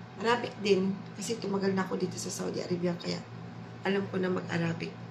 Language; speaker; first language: Filipino; non-native, local second language; Hiligaynon